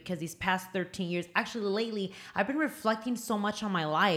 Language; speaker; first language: English; early bilingual, other home language; Spanish